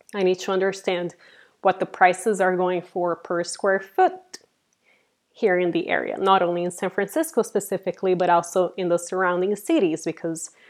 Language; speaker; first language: English; non-native, fluent; Portuguese